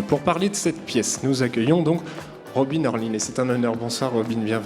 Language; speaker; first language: French; native; French